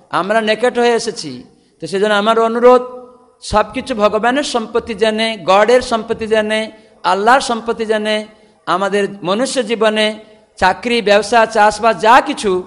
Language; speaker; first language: Bangla; non-native, fluent; Odia